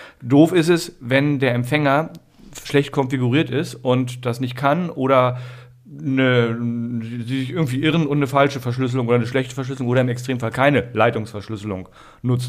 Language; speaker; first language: German; native; German